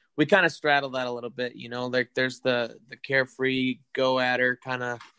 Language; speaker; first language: English; native; English